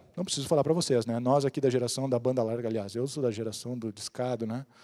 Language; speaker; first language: Portuguese; native; Portuguese